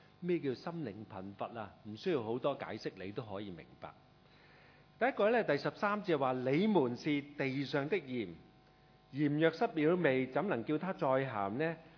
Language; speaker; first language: Chinese; non-native, local second language; Cantonese